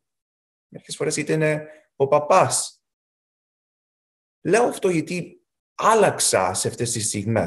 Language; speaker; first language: Greek; early bilingual, heritage; Greek